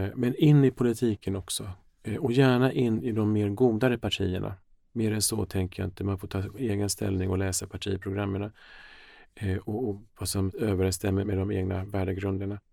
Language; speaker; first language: Swedish; early bilingual, other home language; Finnish